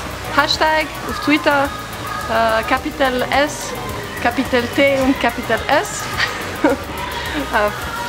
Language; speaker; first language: German; non-native, local second language; French